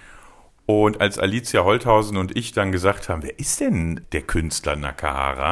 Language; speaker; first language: German; native; German